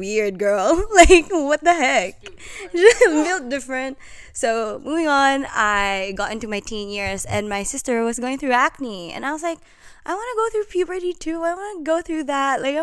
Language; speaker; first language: English; non-native, local second language; Filipino